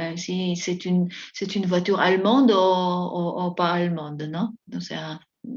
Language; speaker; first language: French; non-native, fluent; Spanish